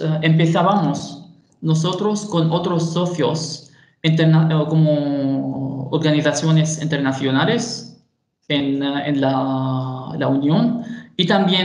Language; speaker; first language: Spanish; non-native, fluent; Arabic